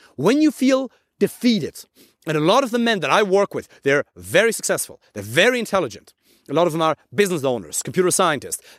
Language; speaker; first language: English; non-native, fluent; German